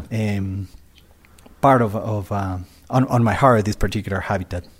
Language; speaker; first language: English; non-native, fluent; Spanish